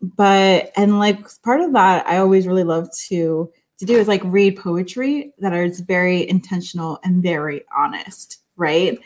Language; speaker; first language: English; early bilingual, other home language; Spanish